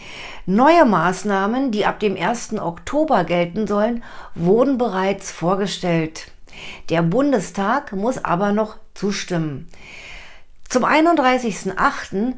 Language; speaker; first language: German; native; German